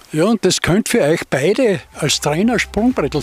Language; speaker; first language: German; native; German